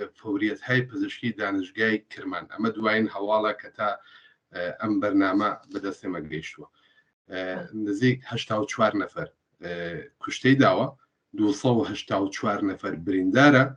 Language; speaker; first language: Central Kurdish; native; Central Kurdish